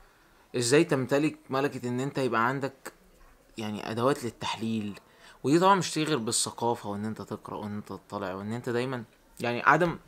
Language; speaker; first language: Arabic; native; Arabic